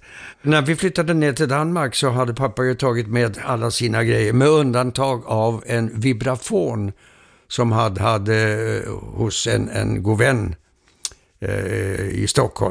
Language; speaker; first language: Swedish; early bilingual, heritage; Swedish